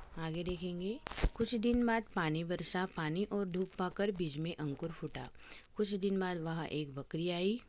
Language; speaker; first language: Hindi; non-native, local second language; Marathi